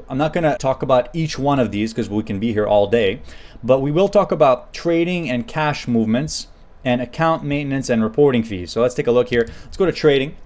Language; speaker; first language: English; native; English